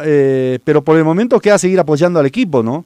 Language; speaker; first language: Spanish; native; Spanish